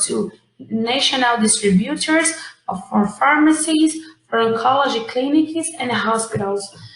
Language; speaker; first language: English; non-native, fluent; Portuguese